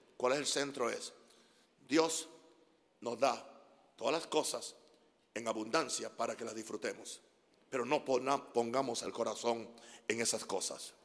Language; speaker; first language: Spanish; non-native, fluent; English